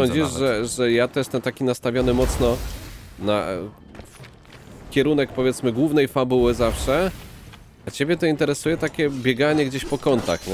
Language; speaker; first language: Polish; native; Polish